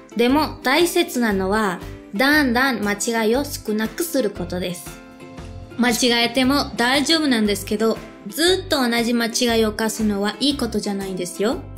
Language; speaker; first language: Japanese; non-native, fluent; Spanish